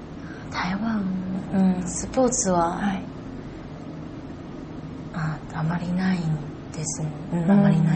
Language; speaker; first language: Japanese; non-native, learner; Chinese